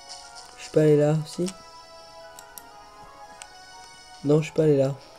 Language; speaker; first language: French; native; French